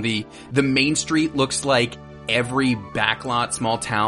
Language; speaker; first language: English; native; English